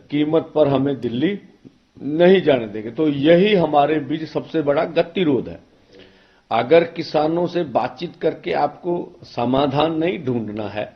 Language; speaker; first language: Hindi; non-native, local second language; Punjabi